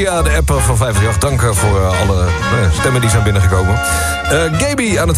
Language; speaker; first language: Dutch; native; Dutch